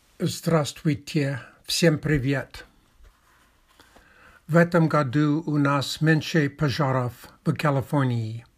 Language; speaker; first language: Russian; non-native, learner; English